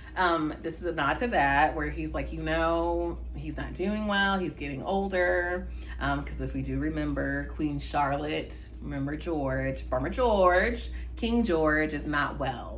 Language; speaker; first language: English; native; English